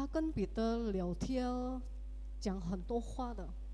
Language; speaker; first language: Chinese; early bilingual, heritage; Indonesian